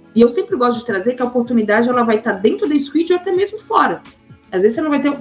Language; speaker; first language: Portuguese; native; Portuguese